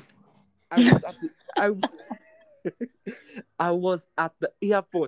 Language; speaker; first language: English; non-native, local second language; Krio